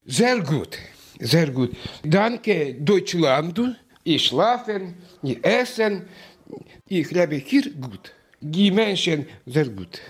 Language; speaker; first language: German; non-native, learner; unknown